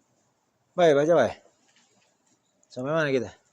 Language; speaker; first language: Indonesian; native; Indonesian